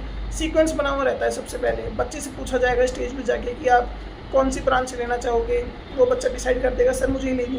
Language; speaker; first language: Hindi; native; Hindi